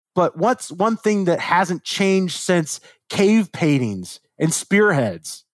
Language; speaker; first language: English; native; English